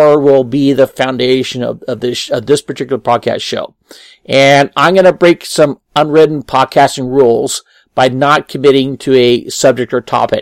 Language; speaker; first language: English; native; English